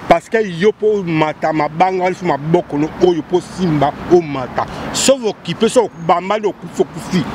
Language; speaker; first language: Lingala; non-native, local second language; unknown